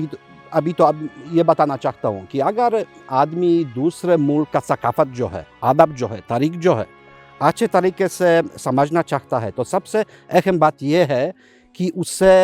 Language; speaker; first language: Hindi; non-native, fluent; Polish